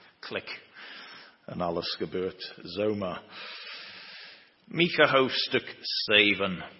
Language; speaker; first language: Dutch; non-native, fluent; English